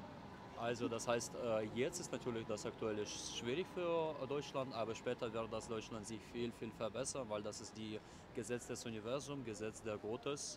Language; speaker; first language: German; non-native, learner; Russian